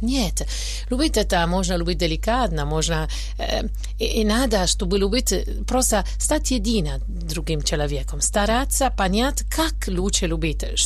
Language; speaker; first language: Russian; non-native, learner; Italian